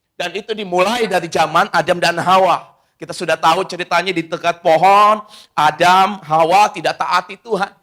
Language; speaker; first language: Indonesian; native; Indonesian